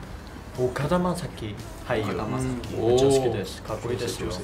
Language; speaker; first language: Japanese; non-native, fluent; Korean